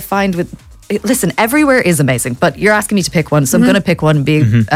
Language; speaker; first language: English; native; English